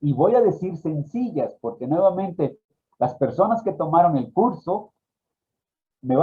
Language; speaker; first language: Spanish; native; Spanish